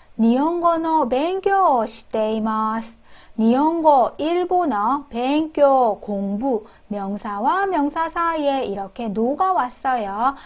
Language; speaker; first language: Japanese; non-native, fluent; Korean